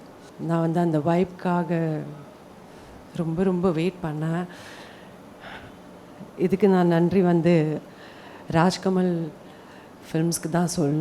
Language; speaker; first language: Tamil; non-native, fluent; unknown